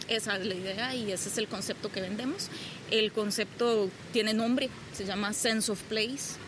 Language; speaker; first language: Spanish; native; Spanish